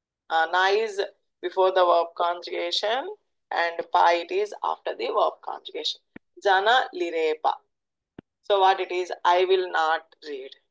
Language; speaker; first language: English; non-native, local second language; Telugu